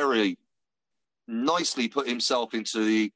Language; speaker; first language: English; native; English